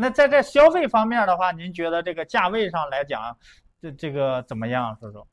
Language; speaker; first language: Chinese; native; Chinese